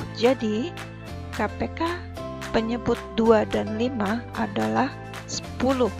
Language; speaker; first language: Indonesian; native; Indonesian